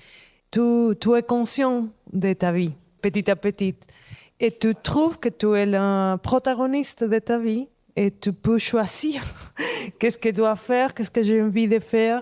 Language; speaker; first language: French; non-native, fluent; Spanish